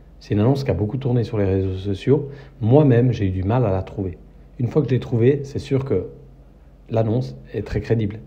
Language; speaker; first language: French; native; French